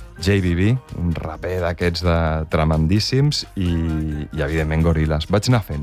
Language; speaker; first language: Catalan; native; Catalan